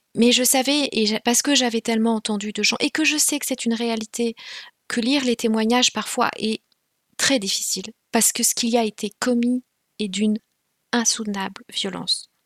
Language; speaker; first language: French; non-native, local second language; Kinyarwanda